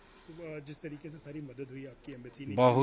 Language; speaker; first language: Hindi; native; Hindi